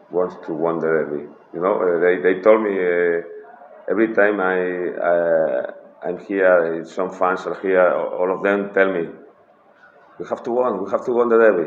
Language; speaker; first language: English; non-native, fluent; Spanish